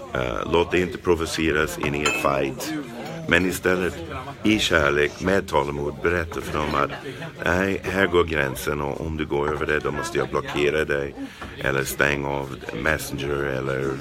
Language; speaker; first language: Swedish; non-native, fluent; English